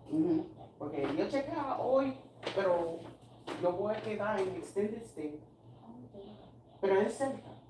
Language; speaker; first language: Spanish; non-native, learner; English